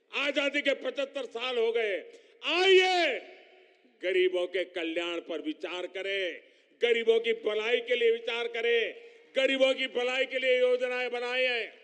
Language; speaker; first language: Hindi; non-native, local second language; Gujarati